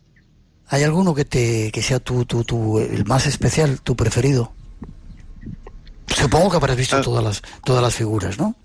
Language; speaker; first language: Spanish; native; Spanish